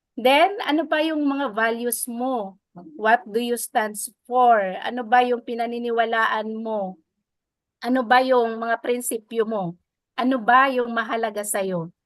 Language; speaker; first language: Filipino; non-native, local second language; Waray